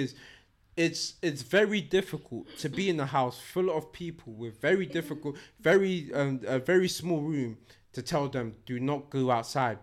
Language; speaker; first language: English; native; English